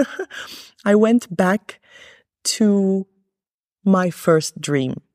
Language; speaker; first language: English; early bilingual, other home language; Arabic